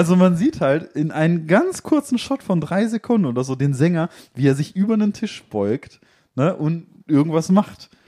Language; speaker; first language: German; native; German